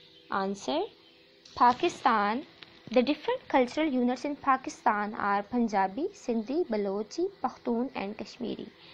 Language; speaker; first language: English; non-native, local second language; Punjabi